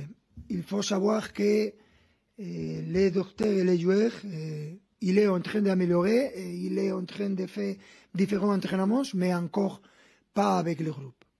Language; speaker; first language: French; non-native, fluent; Spanish